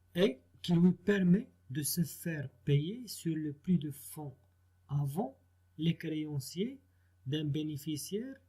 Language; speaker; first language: French; non-native, local second language; Arabic